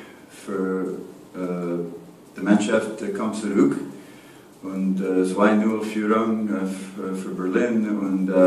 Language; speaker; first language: German; non-native, learner; English